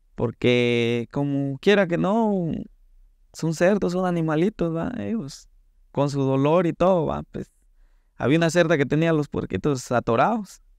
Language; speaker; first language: Spanish; native; Spanish